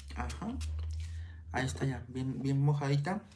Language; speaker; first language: Spanish; native; Spanish